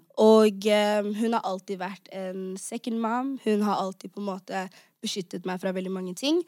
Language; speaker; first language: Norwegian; native; Norwegian